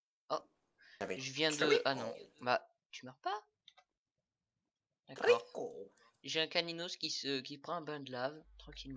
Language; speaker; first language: French; native; French